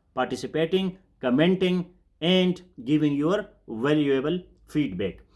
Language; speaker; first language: English; non-native, local second language; Urdu